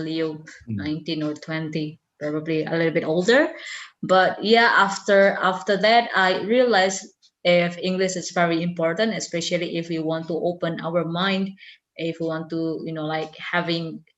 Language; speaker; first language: English; non-native, fluent; Indonesian